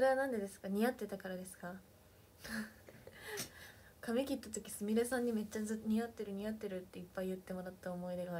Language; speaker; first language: Japanese; native; Japanese